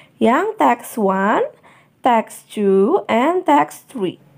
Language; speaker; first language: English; non-native, fluent; Indonesian